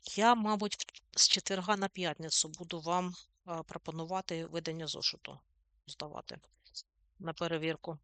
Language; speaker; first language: Ukrainian; non-native, local second language; Russian